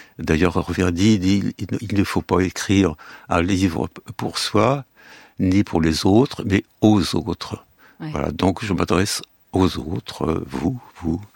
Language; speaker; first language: French; early bilingual, other home language; Yiddish